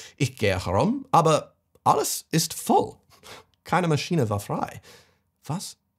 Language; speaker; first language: German; non-native, fluent; English